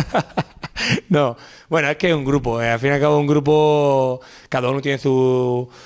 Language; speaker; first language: Spanish; native; Spanish